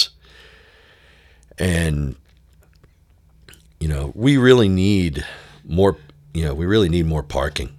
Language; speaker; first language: English; native; English